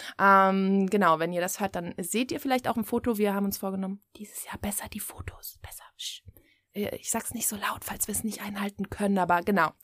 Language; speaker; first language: German; native; German